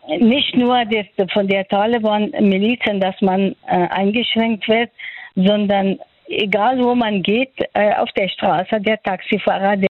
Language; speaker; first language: German; non-native, fluent; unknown